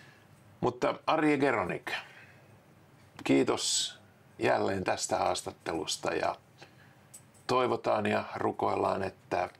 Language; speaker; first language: Finnish; native; Finnish